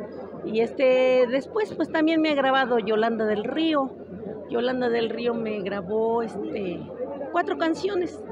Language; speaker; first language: Spanish; native; Spanish